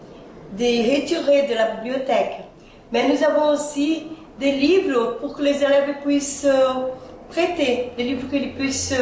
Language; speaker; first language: French; non-native, fluent; Portuguese